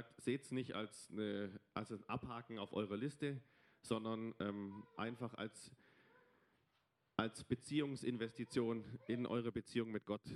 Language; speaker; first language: German; native; German